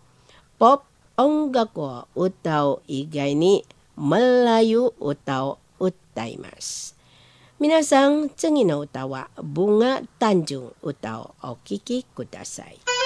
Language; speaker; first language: Japanese; non-native, learner; Indonesian